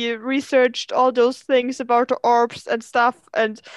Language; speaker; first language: English; non-native, fluent; German